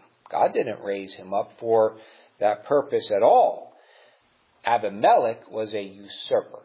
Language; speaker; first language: English; native; English